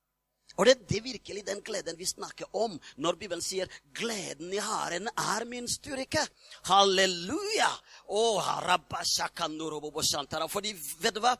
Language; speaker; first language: Norwegian; non-native, fluent; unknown